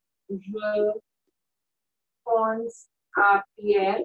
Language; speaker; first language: French; non-native, fluent; Hindi